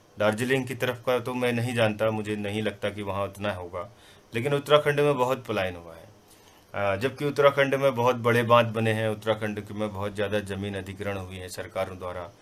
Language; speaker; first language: Hindi; non-native, local second language; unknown